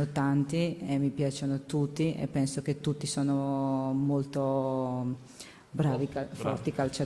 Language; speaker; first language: Italian; non-native, learner; Georgian